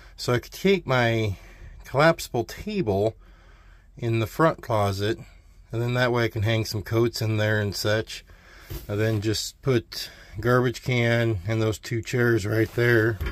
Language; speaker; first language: English; native; English